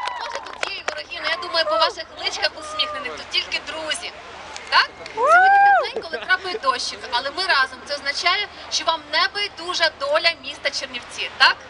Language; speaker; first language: Ukrainian; native; Ukrainian